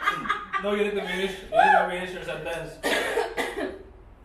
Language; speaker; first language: English; non-native, local second language; Filipino